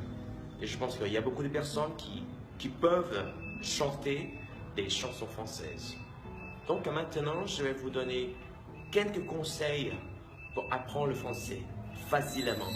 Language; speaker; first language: French; non-native, fluent; Vietnamese